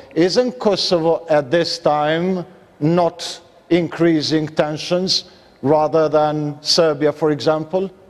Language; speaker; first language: English; non-native, fluent; Albanian